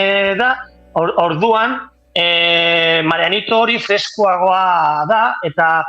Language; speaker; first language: Basque; non-native, local second language; Spanish